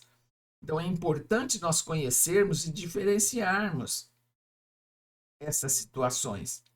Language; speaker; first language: Portuguese; native; Portuguese